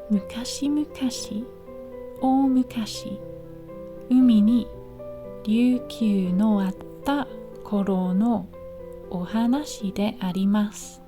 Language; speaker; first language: Japanese; non-native, learner; English